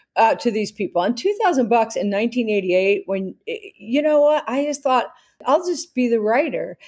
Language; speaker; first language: English; native; English